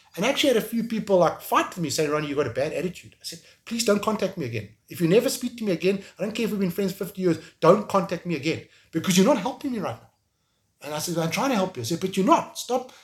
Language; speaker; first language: English; native; English